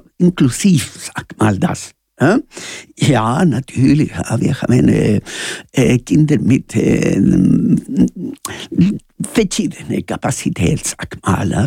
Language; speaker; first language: German; non-native, learner; Spanish